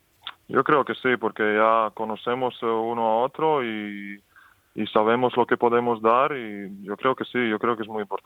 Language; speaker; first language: Spanish; non-native, fluent; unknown